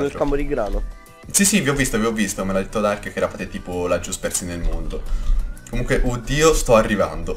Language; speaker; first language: Italian; native; Italian